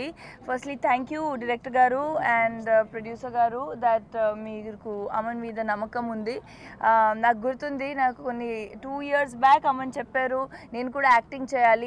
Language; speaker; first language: Telugu; non-native, local second language; Punjabi